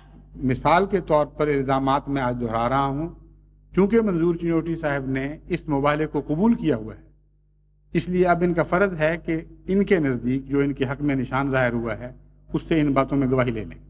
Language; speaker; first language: Urdu; native; Urdu